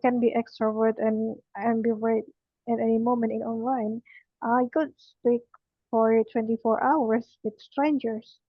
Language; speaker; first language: English; non-native, learner; Indonesian